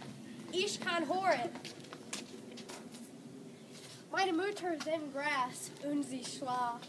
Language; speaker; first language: German; non-native, learner; English